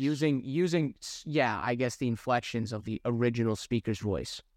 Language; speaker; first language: English; native; English